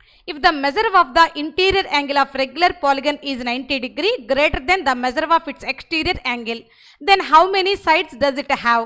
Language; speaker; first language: English; non-native, local second language; Telugu